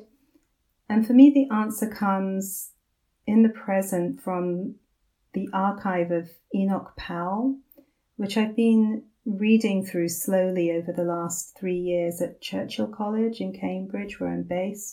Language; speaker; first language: English; native; English